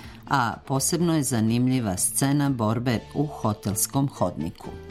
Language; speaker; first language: Croatian; native; Croatian